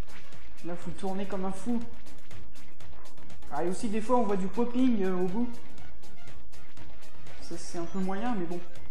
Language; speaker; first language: French; native; French